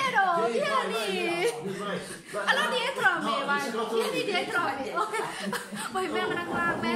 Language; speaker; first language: Italian; non-native, learner; Thai